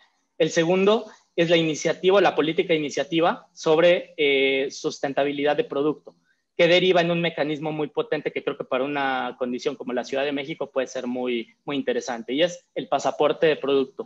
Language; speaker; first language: Spanish; native; Spanish